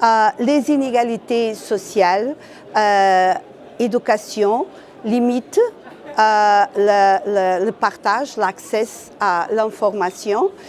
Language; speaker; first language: French; non-native, fluent; Portuguese